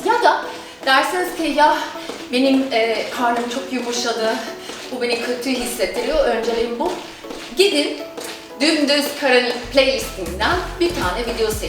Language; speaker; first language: Turkish; non-native, fluent; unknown